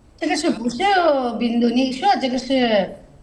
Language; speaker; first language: Chinese; non-native, fluent; Telugu